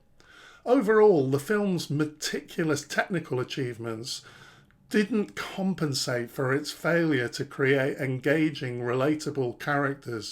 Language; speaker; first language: English; native; English